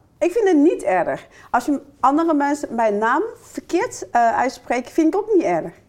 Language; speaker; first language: Dutch; non-native, fluent; Chinese